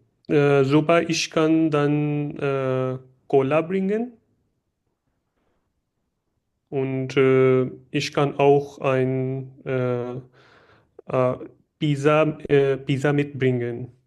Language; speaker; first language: German; non-native, learner; Urdu